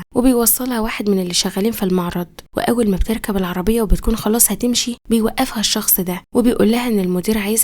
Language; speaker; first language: Arabic; native; Arabic